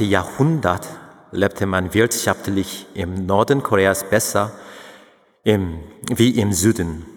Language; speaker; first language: German; non-native, fluent; Korean